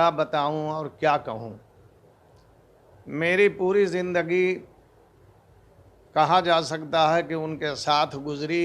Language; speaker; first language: Urdu; native; Urdu